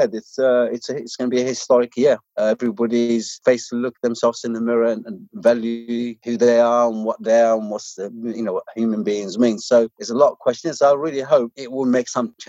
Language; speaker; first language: English; non-native, local second language; Arabic